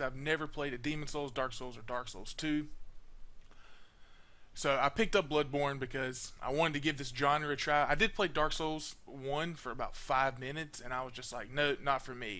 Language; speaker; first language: English; native; English